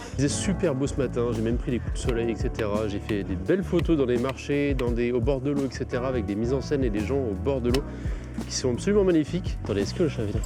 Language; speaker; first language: French; native; French